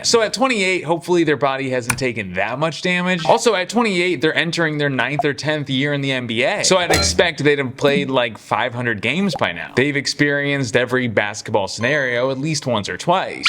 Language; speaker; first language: English; native; English